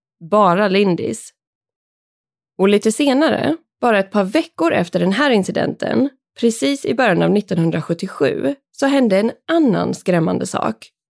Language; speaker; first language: Swedish; native; Swedish